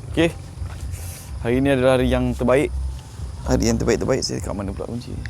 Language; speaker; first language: Malay; native; Malay